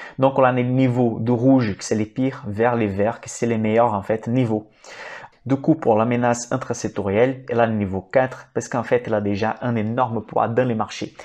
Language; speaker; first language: French; non-native, fluent; Portuguese